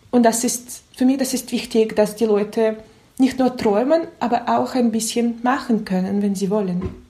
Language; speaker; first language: German; non-native, learner; Russian